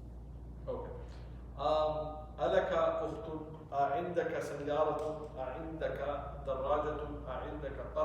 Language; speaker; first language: Arabic; non-native, fluent; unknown